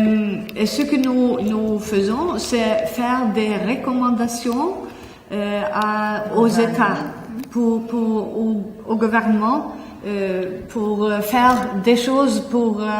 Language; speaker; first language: French; non-native, fluent; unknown